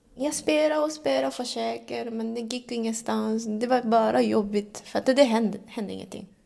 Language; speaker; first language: Swedish; non-native, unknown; Japanese